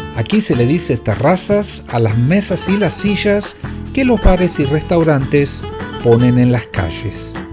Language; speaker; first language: Spanish; native; Spanish